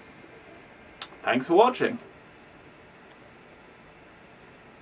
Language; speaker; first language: English; native; English